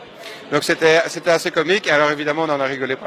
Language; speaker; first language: French; native; French